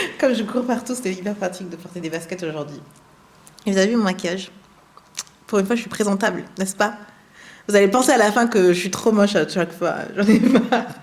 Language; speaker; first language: French; early bilingual, other home language; German